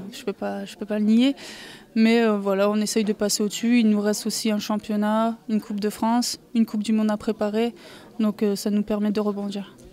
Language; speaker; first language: French; native; French